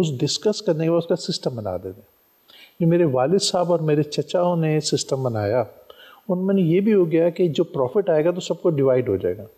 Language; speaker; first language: Urdu; non-native, local second language; Punjabi